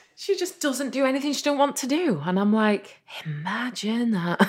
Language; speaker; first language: English; native; English